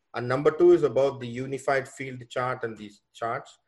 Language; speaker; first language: English; non-native, local second language; Tamil